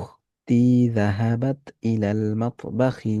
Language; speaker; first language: Arabic; non-native, fluent; Bangla